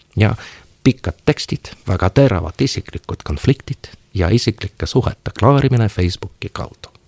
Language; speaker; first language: Estonian; non-native, local second language; Russian